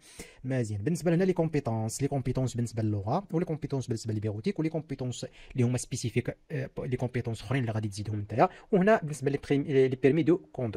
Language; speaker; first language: Arabic; native; Arabic